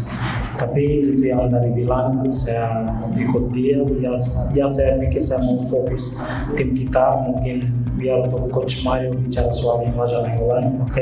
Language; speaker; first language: Indonesian; non-native, fluent; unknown